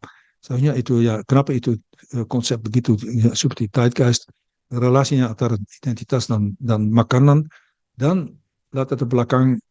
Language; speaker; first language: Indonesian; early bilingual, heritage; Dutch